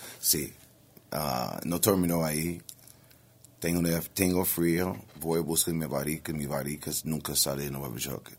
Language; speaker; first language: Spanish; non-native, learner; English